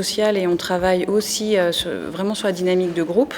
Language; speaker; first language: French; native; French